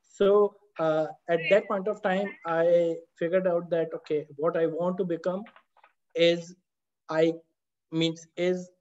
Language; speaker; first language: English; non-native, local second language; Hindi